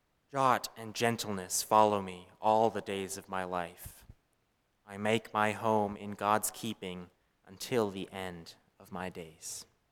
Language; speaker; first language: English; native; English